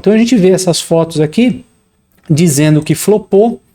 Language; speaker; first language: Portuguese; native; Portuguese